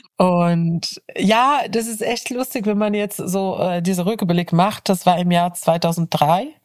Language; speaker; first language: German; non-native, fluent; Arabic